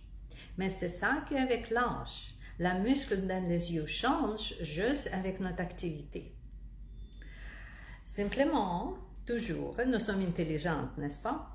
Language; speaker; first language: French; non-native, fluent; Russian